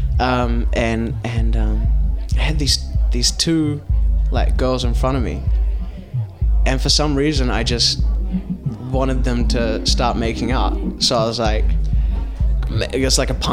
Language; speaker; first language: English; native; English